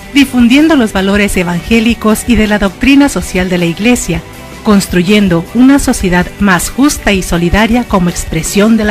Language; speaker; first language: Spanish; native; Spanish